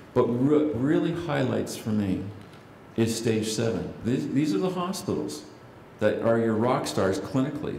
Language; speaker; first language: English; native; English